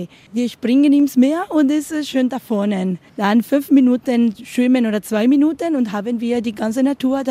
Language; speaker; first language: German; non-native, learner; Spanish